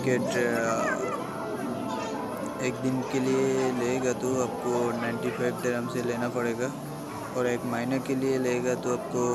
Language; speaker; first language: Hindi; non-native, fluent; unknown